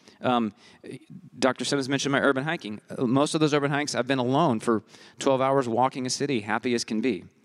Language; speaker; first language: English; early bilingual, heritage; English